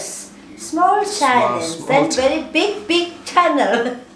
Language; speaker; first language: English; non-native, learner; Tibetan